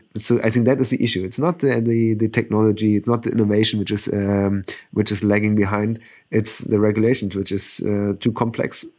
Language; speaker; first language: English; non-native, fluent; German